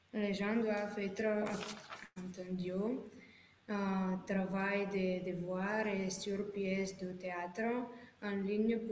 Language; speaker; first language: French; non-native, learner; Bulgarian